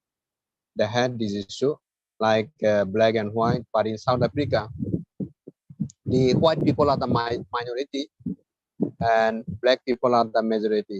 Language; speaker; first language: English; non-native, fluent; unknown